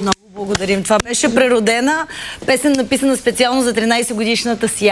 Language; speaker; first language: Bulgarian; native; Bulgarian